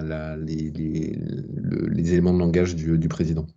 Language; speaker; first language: French; native; French